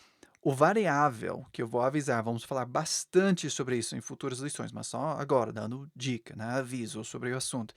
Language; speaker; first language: Portuguese; non-native, fluent; English